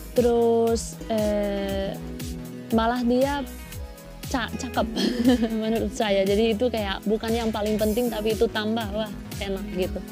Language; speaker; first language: Indonesian; non-native, fluent; Spanish